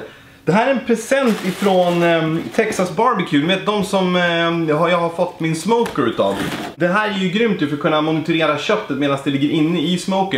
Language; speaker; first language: Swedish; native; Swedish